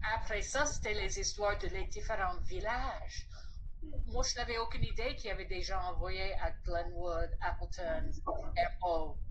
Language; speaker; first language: French; non-native, fluent; English